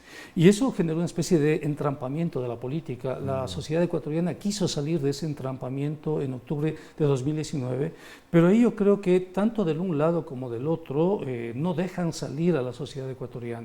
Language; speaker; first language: Spanish; native; Spanish